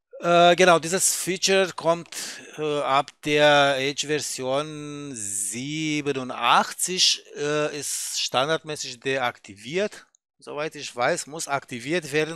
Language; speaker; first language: German; native; German